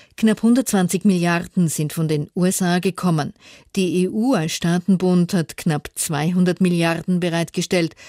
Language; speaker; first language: German; native; German